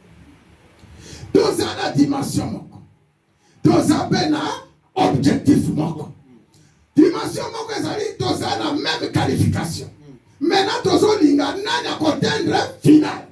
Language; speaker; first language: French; non-native, local second language; Lingala